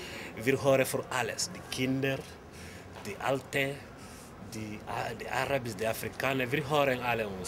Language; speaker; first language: German; non-native, learner; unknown